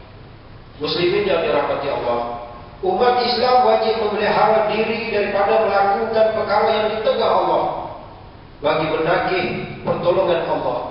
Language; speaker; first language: Malay; native; Malay